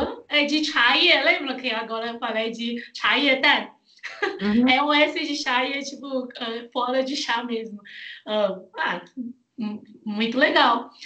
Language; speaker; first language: Portuguese; non-native, fluent; Chinese